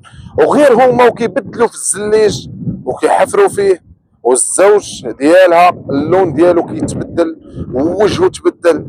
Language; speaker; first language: Arabic; native; Arabic